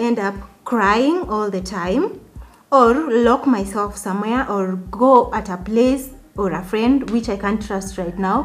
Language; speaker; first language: English; non-native, local second language; Swahili